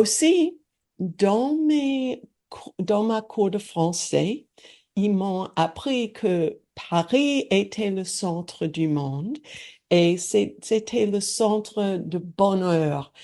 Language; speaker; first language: French; non-native, learner; English